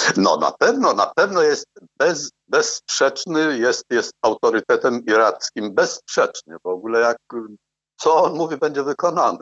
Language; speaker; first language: Polish; non-native, fluent; Arabic